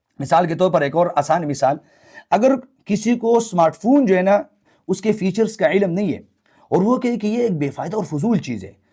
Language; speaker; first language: Urdu; non-native, local second language; Pashto